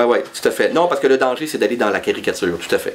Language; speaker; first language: French; native; French